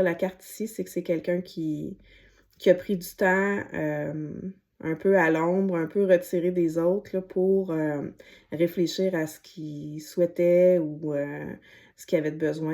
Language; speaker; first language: French; native; French